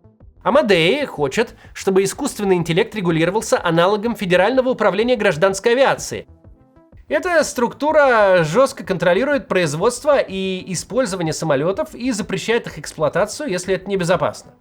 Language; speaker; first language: Russian; native; Russian